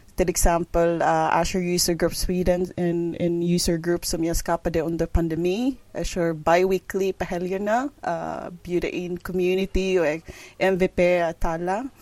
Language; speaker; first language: Swedish; non-native, fluent; Filipino